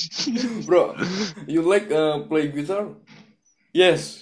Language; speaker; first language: English; non-native, learner; Indonesian